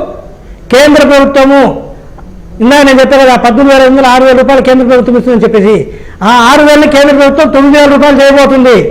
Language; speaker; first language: Telugu; native; Telugu